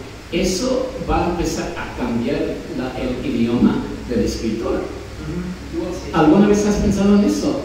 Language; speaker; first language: Spanish; non-native, fluent; English